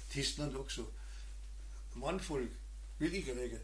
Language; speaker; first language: Norwegian; non-native, learner; German